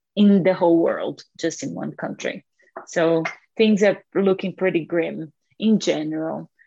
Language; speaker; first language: English; non-native, fluent; Portuguese